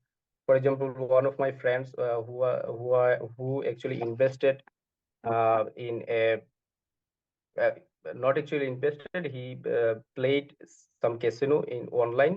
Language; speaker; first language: English; non-native, learner; Bangla